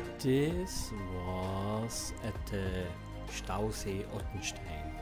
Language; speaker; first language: English; non-native, fluent; German